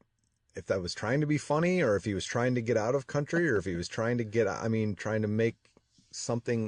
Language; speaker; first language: English; native; English